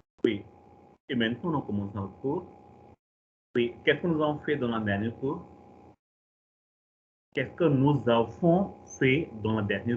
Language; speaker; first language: French; non-native, fluent; Hindi